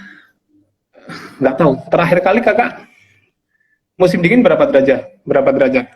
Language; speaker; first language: Indonesian; non-native, local second language; Javanese